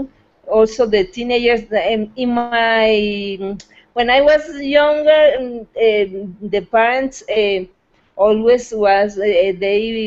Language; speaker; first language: English; non-native, fluent; Spanish